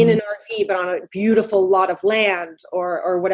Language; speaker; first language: English; native; English